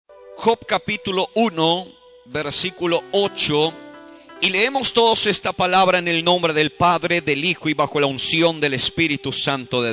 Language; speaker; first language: Spanish; native; Spanish